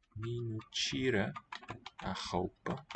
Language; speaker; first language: Portuguese; non-native, learner; English